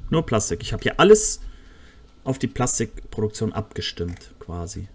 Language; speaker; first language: German; native; German